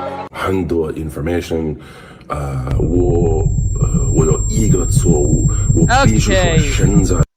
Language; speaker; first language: Chinese; non-native, learner; English